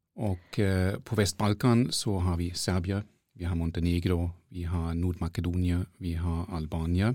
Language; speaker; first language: Norwegian; non-native, fluent; German